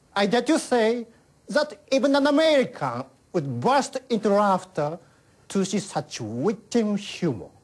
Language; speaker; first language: English; non-native, learner; Japanese